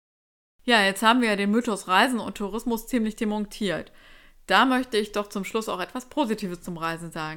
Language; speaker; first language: German; native; German